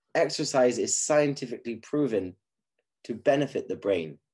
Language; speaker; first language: English; native; English